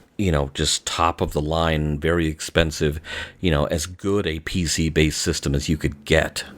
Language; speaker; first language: English; native; English